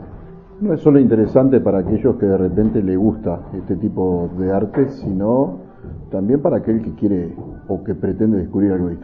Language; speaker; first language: Spanish; native; Spanish